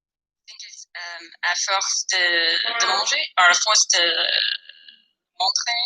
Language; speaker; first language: French; non-native, learner; English